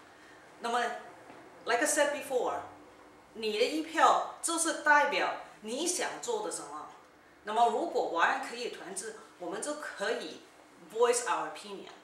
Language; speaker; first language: Chinese; early bilingual, heritage; Cantonese